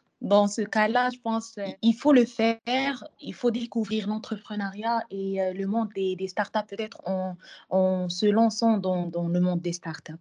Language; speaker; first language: French; non-native, local second language; Arabic